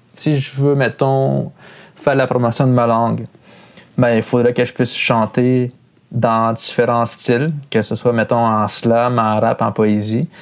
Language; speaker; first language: French; non-native, local second language; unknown